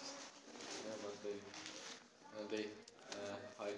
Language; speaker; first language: English; non-native, learner; Turkish